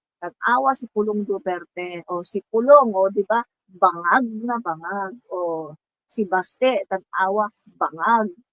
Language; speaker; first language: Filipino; non-native, local second language; Cebuano